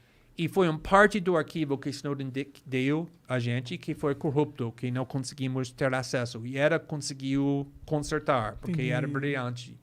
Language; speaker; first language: Portuguese; non-native, fluent; English